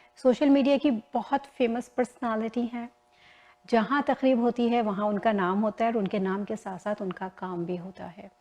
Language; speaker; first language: Urdu; native; Urdu